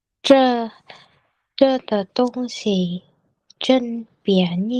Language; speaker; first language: Chinese; non-native, learner; Vietnamese